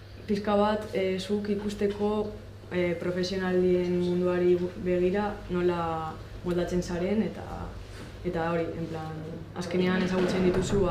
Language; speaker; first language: Basque; non-native, local second language; Spanish